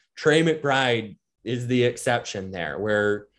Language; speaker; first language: English; native; English